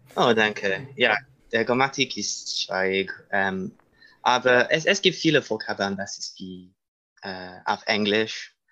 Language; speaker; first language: German; non-native, learner; English